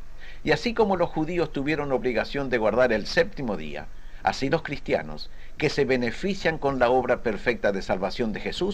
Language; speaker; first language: Spanish; native; Spanish